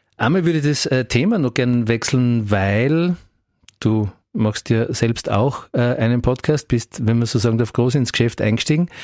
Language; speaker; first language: German; native; German